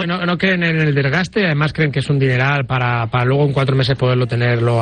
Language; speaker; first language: Spanish; native; Spanish